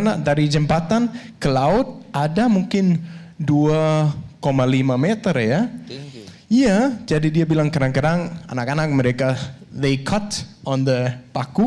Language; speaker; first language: Indonesian; non-native, fluent; Danish